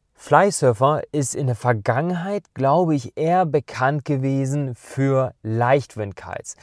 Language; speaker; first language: German; native; German